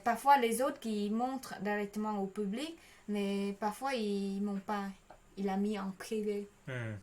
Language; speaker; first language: French; non-native, learner; Khmer